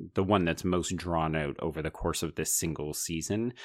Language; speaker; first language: English; native; English